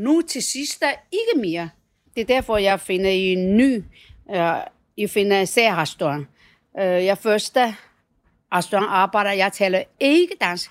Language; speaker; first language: Danish; non-native, learner; Chinese